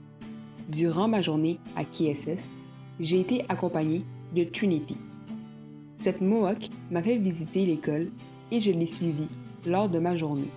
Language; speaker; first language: French; native; French